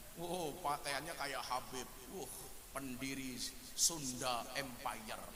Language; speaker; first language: Indonesian; native; Indonesian